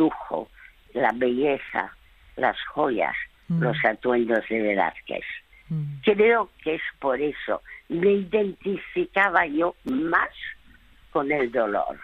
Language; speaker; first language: Spanish; early bilingual, other home language; French